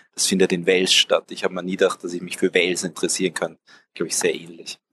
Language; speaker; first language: German; native; German